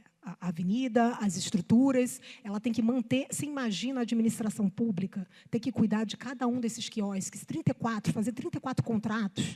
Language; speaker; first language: Portuguese; native; Portuguese